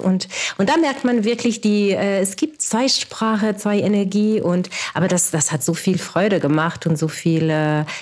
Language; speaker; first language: German; non-native, fluent; French